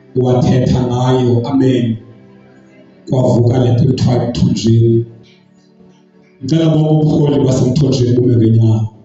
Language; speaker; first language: Zulu; non-native, local second language; Xhosa